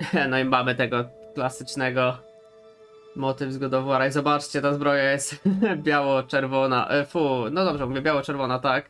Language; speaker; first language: Polish; native; Polish